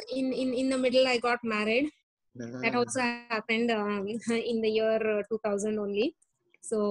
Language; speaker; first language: English; non-native, local second language; Hindi